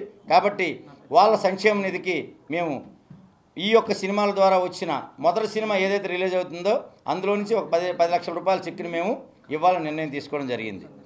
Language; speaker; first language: Telugu; native; Telugu